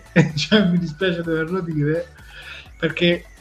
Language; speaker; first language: Italian; native; Italian